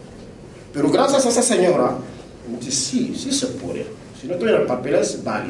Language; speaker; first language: Spanish; non-native, local second language; French